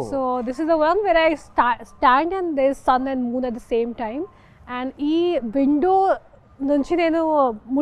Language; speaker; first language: Telugu; non-native, fluent; Hindi